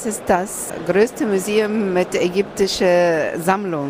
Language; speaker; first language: German; non-native, fluent; Arabic